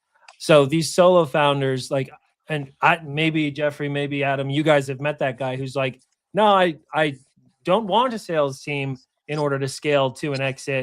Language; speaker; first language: English; native; English